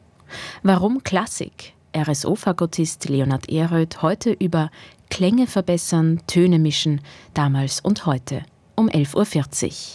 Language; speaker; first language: German; native; German